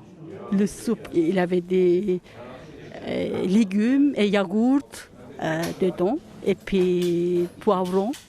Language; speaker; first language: French; non-native, learner; Turkish